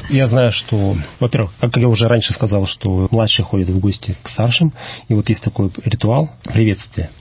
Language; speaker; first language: Russian; native; Russian